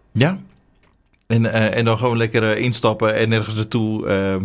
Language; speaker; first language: Dutch; native; Dutch